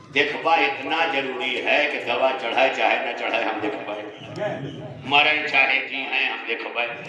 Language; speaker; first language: Urdu; non-native, local second language; Awadhi